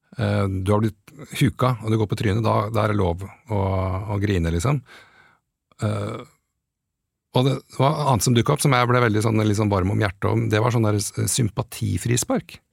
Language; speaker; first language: Norwegian; native; Norwegian